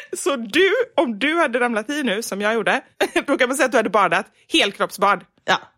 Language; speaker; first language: Swedish; native; Swedish